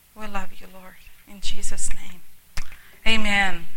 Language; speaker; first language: English; early bilingual, heritage; English